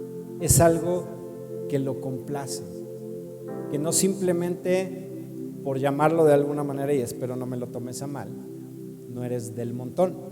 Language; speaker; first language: Spanish; native; Spanish